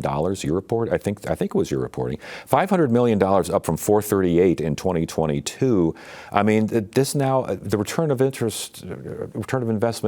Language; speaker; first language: English; native; English